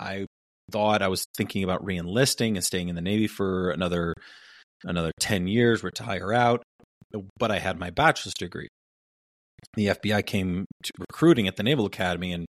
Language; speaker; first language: English; early bilingual, other home language; Spanish